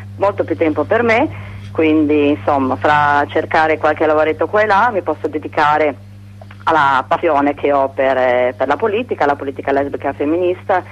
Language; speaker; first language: Italian; native; Italian